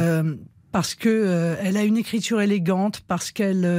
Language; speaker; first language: French; native; French